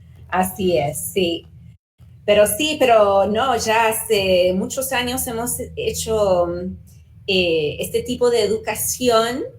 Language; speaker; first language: Spanish; early bilingual, heritage; Spanish